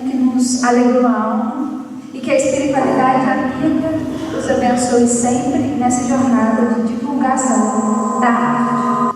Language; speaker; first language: Portuguese; native; Portuguese